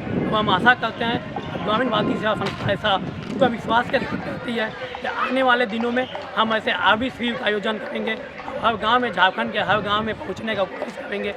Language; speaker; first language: Hindi; native; Hindi